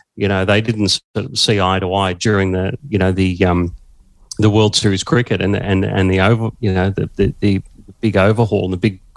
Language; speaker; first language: English; native; English